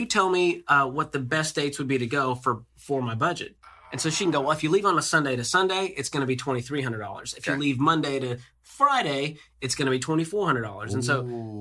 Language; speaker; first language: English; native; English